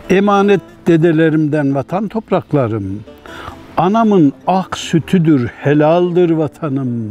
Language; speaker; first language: Turkish; native; Turkish